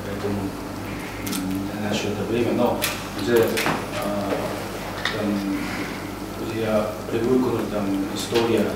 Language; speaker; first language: Russian; non-native, learner; Korean